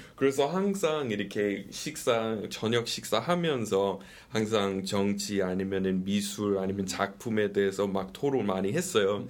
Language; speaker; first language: Korean; non-native, fluent; English